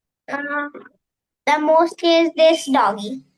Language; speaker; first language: English; non-native, fluent; Hindi